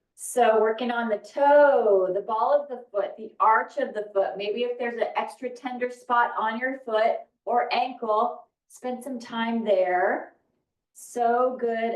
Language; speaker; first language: English; native; English